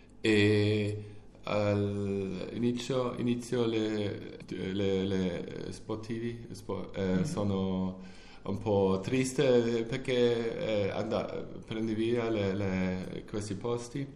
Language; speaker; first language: Italian; non-native, learner; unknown